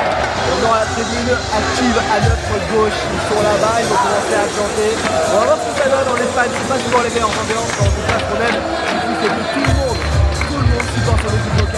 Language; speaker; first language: French; native; French